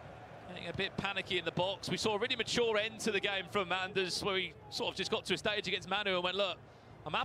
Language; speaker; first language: English; native; English